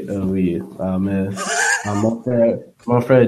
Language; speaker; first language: French; non-native, learner; English